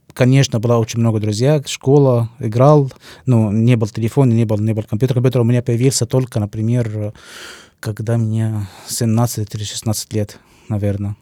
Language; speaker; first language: Russian; non-native, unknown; Arabic